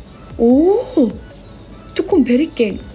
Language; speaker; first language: Korean; non-native, learner; Thai